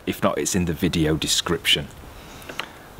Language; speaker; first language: English; native; English